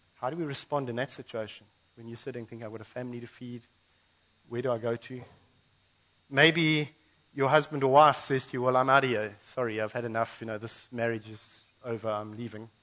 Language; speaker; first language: English; native; English